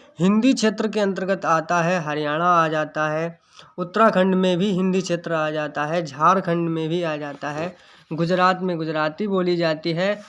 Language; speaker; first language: Hindi; native; Hindi